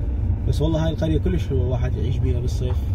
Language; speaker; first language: Arabic; native; Arabic